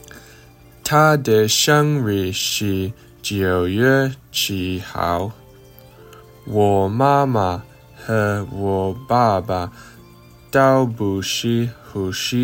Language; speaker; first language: Chinese; non-native, learner; English